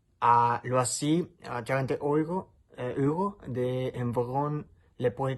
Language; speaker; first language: French; non-native, learner; Spanish